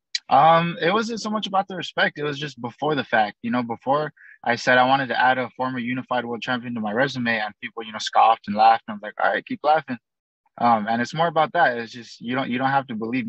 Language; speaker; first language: English; early bilingual, other home language; Spanish